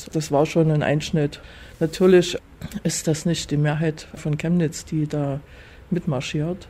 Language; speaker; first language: German; native; German